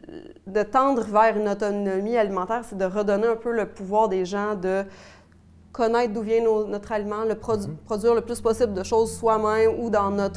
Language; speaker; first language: French; native; French